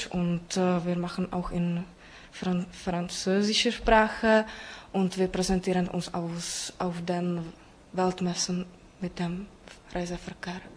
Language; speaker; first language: German; non-native, fluent; Czech